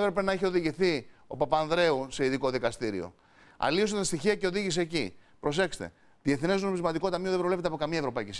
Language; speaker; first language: Greek; native; Greek